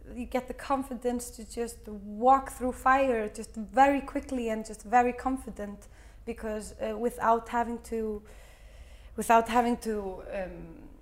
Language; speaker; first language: English; non-native, fluent; Icelandic